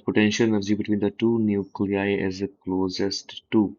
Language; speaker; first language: English; non-native, local second language; Punjabi